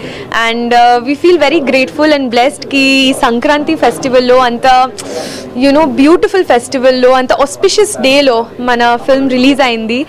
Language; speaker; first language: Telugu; non-native, learner; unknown